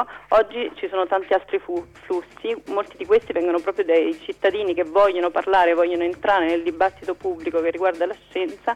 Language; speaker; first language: Italian; native; Italian